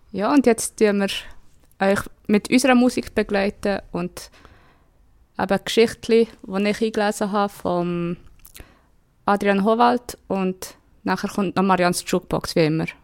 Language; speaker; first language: German; native; German